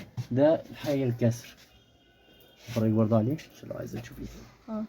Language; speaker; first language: Arabic; native; Arabic